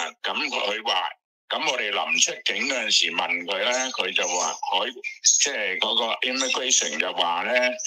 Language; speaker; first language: Cantonese; native; Cantonese